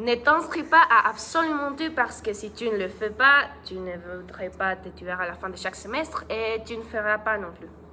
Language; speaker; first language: French; non-native, learner; Spanish